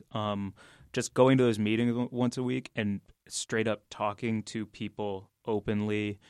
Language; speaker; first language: English; native; English